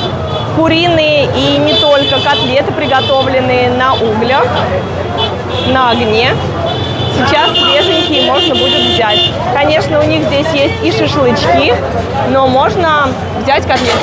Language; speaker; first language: Russian; native; Russian